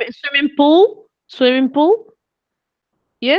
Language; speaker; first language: English; non-native, learner; Spanish